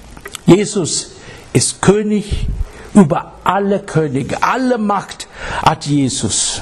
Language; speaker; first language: German; non-native, fluent; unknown